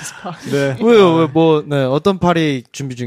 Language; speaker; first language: Korean; native; Korean